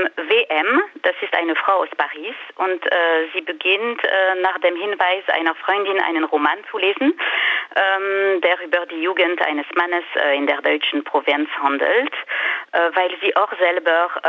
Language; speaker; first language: German; non-native, fluent; French